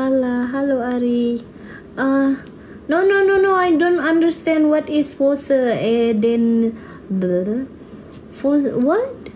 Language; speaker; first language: English; non-native, learner; Indonesian